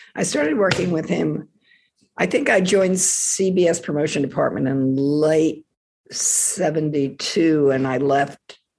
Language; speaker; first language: English; native; English